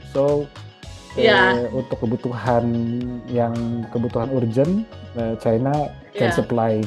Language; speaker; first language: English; non-native, learner; Indonesian